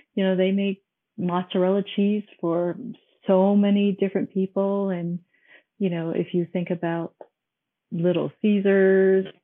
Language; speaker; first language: English; non-native, local second language; Cantonese